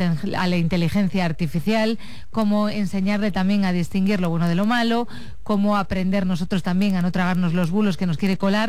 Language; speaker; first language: Spanish; native; Spanish